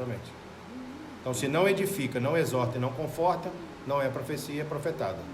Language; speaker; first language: Portuguese; native; Portuguese